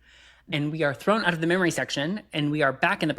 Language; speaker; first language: English; native; English